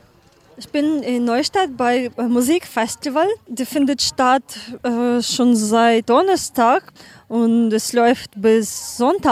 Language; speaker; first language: German; non-native, learner; Ukrainian